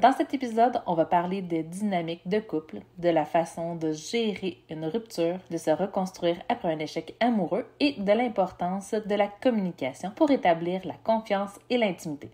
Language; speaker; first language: French; native; French